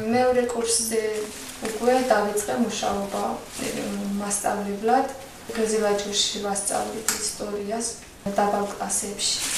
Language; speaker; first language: Georgian; non-native, local second language; Azerbaijani